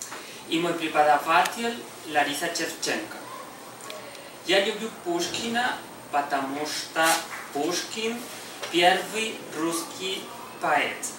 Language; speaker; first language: Russian; non-native, learner; Spanish